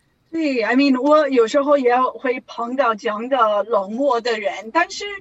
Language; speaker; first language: Chinese; non-native, learner; English